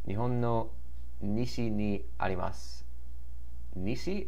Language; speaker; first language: Japanese; non-native, learner; English